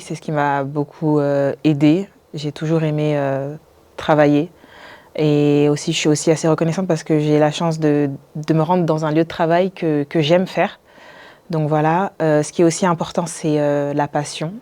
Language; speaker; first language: French; native; French